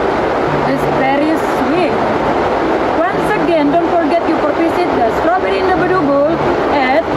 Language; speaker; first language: English; non-native, learner; Indonesian